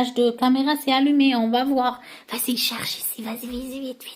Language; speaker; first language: French; non-native, learner; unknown